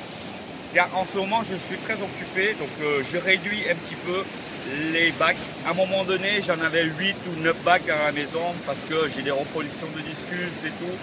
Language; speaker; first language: French; early bilingual, other home language; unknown